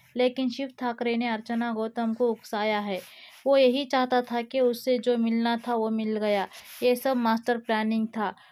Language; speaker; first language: Hindi; native; Hindi